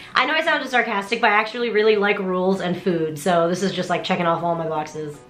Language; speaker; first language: English; native; English